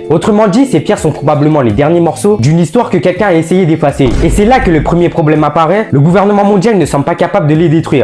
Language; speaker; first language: French; native; French